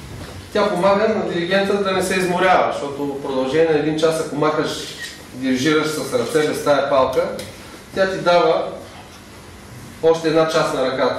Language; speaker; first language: Bulgarian; native; Bulgarian